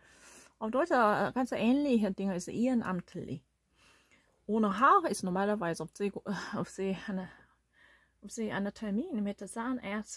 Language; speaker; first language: German; non-native, learner; Korean